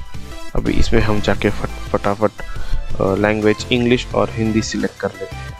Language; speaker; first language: Hindi; native; Hindi